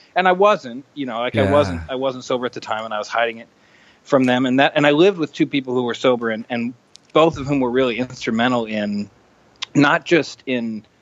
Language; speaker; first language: English; native; English